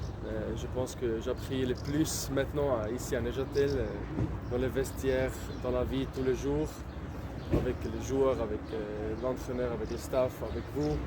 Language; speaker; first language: French; non-native, local second language; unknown